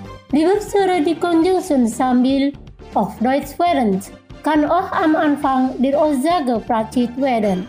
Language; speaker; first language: German; non-native, fluent; Indonesian